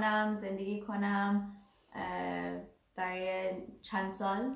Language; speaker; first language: Persian; non-native, learner; English